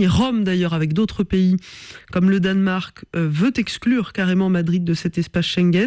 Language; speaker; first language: French; native; French